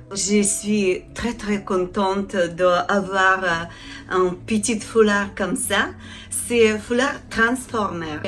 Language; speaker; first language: French; non-native, learner; Ukrainian